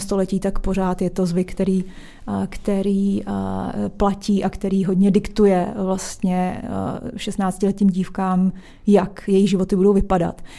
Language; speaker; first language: Czech; native; Czech